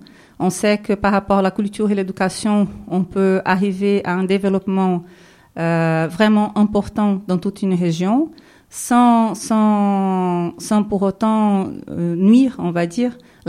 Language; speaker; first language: French; non-native, fluent; Portuguese